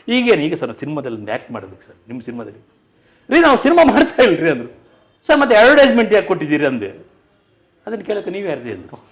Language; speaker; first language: Kannada; non-native, local second language; Tulu